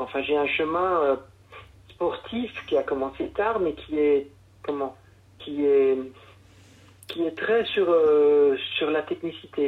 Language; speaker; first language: French; native; French